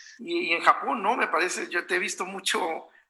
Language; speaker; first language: Spanish; native; Spanish